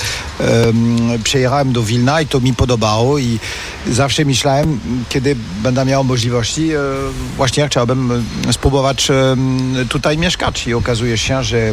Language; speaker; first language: Polish; non-native, fluent; French